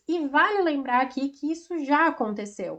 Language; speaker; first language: Portuguese; native; Portuguese